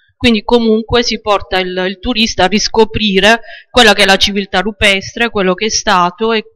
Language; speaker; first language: Italian; native; Italian